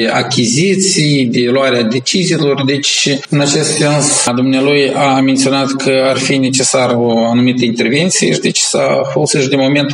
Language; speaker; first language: Romanian; native; Romanian